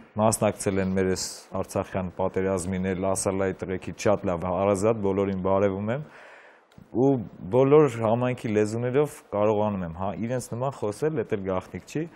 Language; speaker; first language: Armenian; native; Armenian